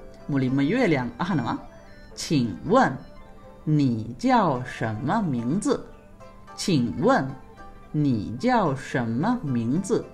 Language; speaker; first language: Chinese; non-native, fluent; Sinhala